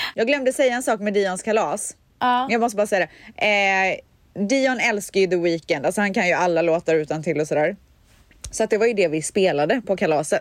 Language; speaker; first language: Swedish; native; Swedish